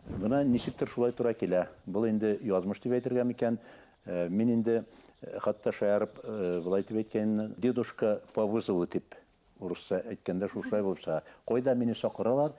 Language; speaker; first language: Tatar; non-native, local second language; Bashkir